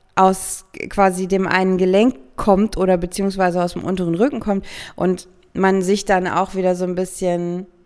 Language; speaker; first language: German; native; German